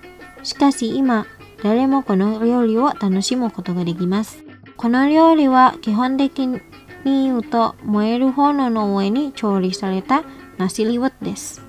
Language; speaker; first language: Japanese; non-native, fluent; Indonesian